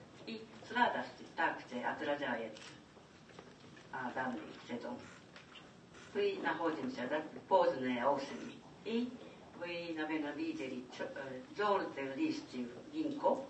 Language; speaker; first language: Russian; non-native, fluent; Japanese